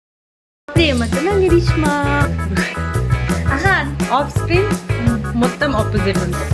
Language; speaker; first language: Telugu; non-native, fluent; Bangla